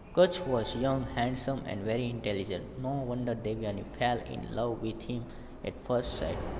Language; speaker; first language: English; non-native, local second language; Gujarati